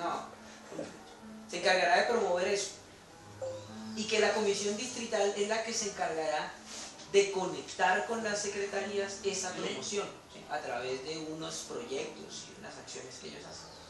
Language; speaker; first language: Spanish; native; Spanish